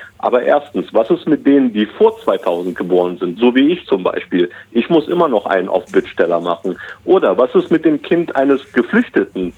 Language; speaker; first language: German; early bilingual, other home language; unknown